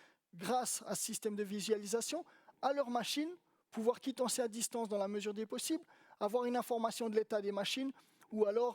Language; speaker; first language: French; native; French